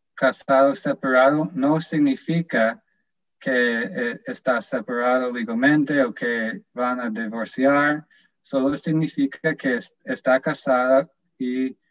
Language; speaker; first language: Spanish; non-native, fluent; English